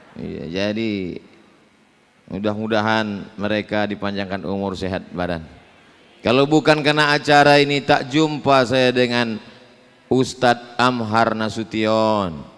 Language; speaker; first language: Malay; native; Malay